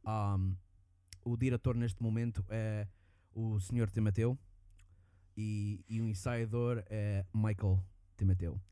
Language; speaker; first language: Portuguese; early bilingual, heritage; Portuguese